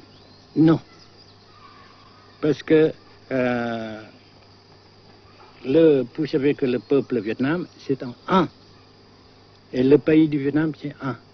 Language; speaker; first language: French; non-native, fluent; Vietnamese